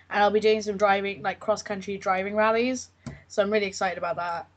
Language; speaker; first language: English; native; English